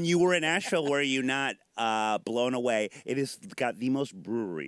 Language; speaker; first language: English; native; English